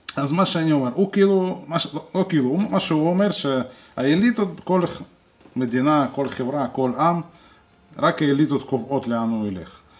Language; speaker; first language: Hebrew; non-native, fluent; Russian